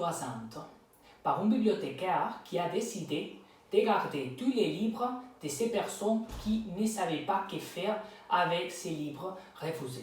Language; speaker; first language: French; non-native, learner; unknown